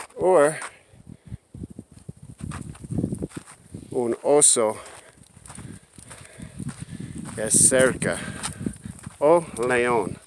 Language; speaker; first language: Spanish; non-native, learner; English